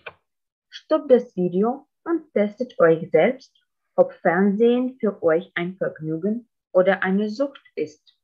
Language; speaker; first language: German; non-native, fluent; Russian